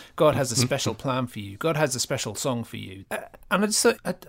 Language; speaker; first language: English; native; English